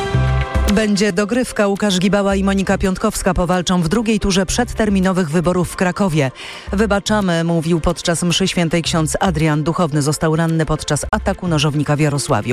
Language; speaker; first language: Polish; native; Polish